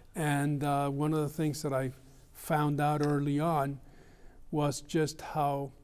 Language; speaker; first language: English; early bilingual, other home language; Spanish